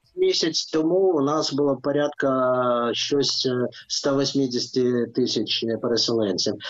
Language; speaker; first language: Ukrainian; non-native, local second language; Russian